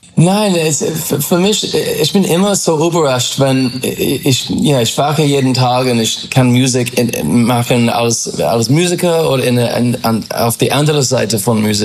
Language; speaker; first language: German; non-native, fluent; English